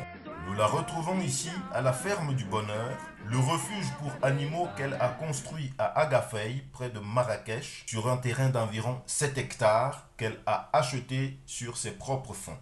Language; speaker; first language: French; native; French